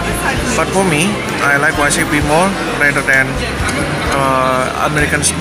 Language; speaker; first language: English; non-native, learner; Indonesian